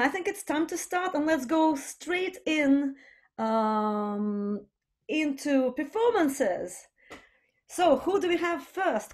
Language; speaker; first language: English; non-native, fluent; Russian